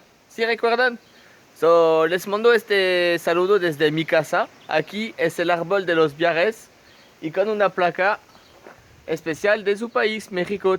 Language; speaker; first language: Spanish; non-native, fluent; French